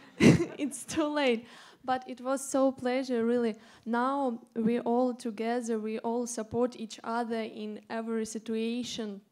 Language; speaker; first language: English; non-native, learner; Ukrainian